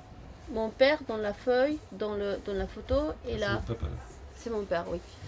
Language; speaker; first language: French; non-native, fluent; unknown